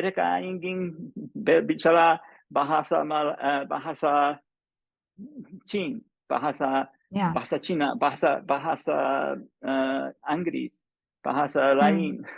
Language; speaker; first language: Indonesian; non-native, learner; English